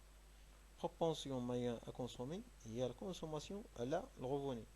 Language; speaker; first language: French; non-native, local second language; Arabic